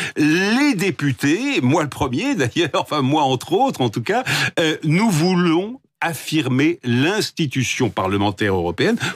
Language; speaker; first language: French; native; French